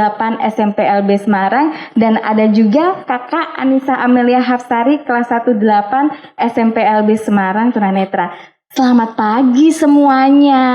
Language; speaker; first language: Indonesian; native; Indonesian